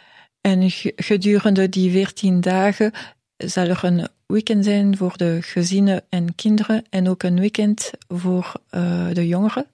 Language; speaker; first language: Dutch; non-native, local second language; French